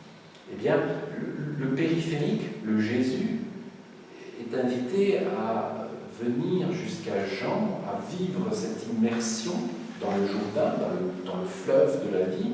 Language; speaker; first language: French; native; French